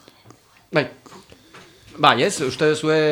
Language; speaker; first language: Basque; native; Basque